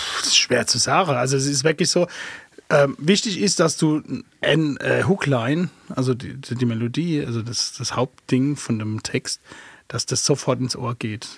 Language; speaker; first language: German; early bilingual, other home language; Arabic